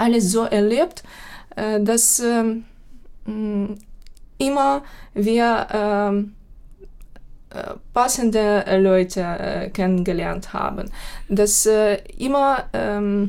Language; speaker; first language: German; non-native, fluent; Ukrainian